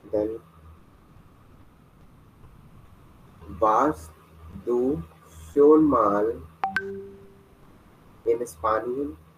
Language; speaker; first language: German; non-native, fluent; Hindi